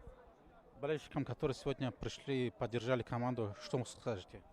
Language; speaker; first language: Russian; non-native, learner; Serbian